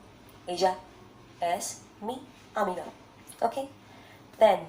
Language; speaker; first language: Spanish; non-native, learner; Bangla